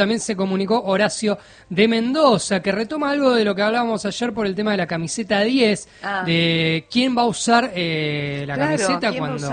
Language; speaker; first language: Spanish; native; Spanish